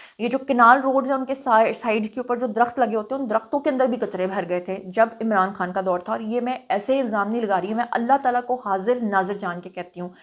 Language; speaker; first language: Urdu; non-native, local second language; Punjabi